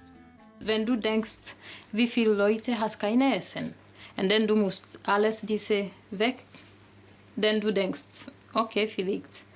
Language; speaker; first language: German; non-native, learner; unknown